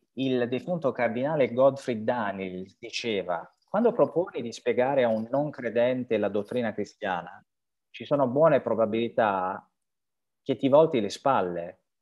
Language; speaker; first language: Italian; non-native, fluent; French